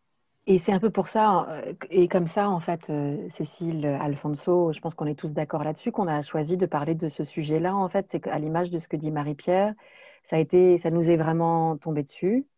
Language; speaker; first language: French; native; French